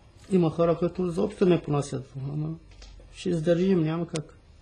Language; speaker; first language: Bulgarian; non-native, fluent; Arabic